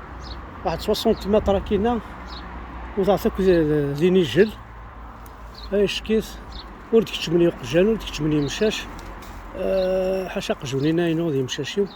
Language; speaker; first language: Arabic; native; Arabic